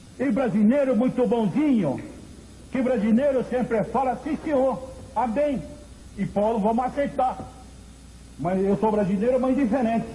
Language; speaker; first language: Portuguese; non-native, local second language; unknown